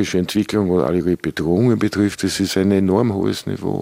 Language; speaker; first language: German; native; German